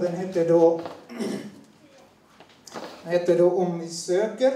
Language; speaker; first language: Swedish; non-native, fluent; Turoyo